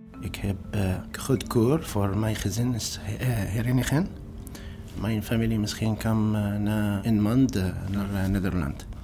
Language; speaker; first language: Dutch; non-native, learner; Arabic